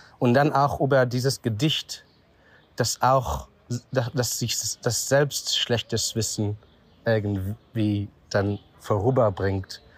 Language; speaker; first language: German; non-native, fluent; Hebrew